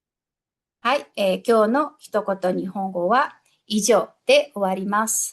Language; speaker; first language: Japanese; non-native, fluent; Mongolian